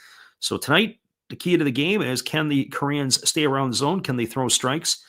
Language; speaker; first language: English; native; English